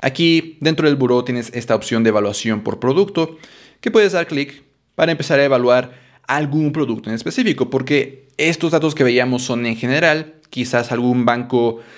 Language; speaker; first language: Spanish; native; Spanish